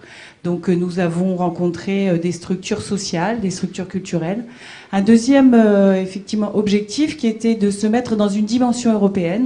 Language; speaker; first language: French; native; French